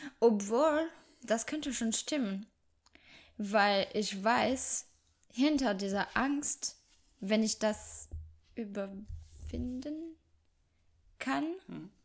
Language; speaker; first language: German; non-native, fluent; French